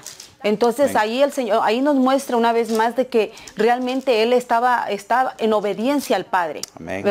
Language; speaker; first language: Spanish; native; Spanish